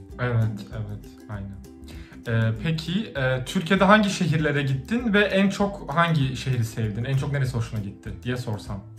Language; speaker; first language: Turkish; native; Turkish